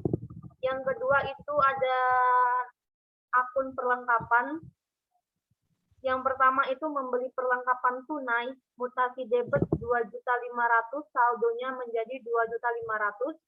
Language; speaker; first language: Indonesian; native; Indonesian